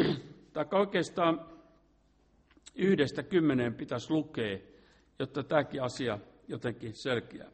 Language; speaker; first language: Finnish; native; Finnish